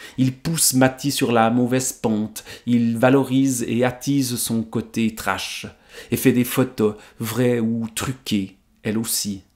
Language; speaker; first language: French; native; French